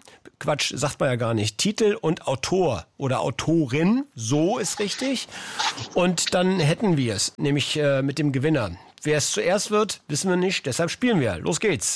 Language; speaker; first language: German; native; German